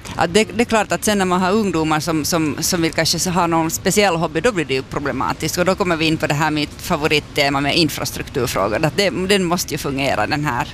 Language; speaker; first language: Swedish; native; Swedish